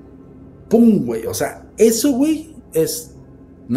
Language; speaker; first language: Spanish; native; Spanish